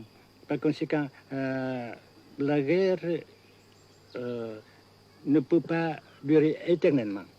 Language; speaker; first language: French; non-native, local second language; Vietnamese